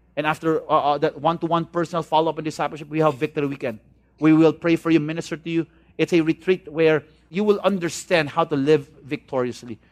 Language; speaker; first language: English; non-native, local second language; Cebuano